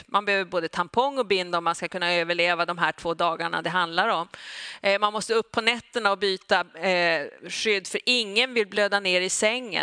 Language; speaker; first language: Swedish; native; Swedish